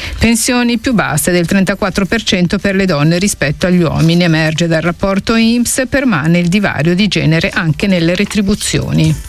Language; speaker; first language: Italian; native; Italian